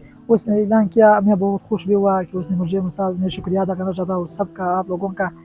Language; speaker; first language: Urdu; non-native, local second language; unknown